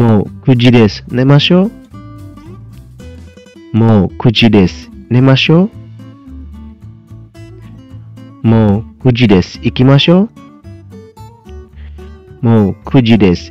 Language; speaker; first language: Japanese; non-native, fluent; Indonesian